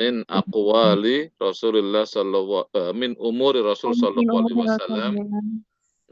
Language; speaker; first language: Arabic; non-native, fluent; Indonesian